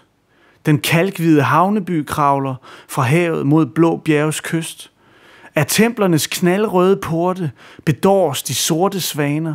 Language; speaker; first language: Danish; native; Danish